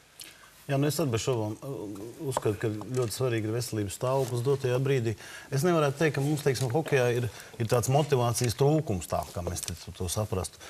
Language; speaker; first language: Latvian; native; Latvian